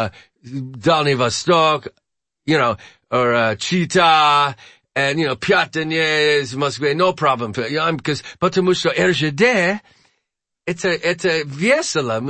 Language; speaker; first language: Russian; non-native, learner; English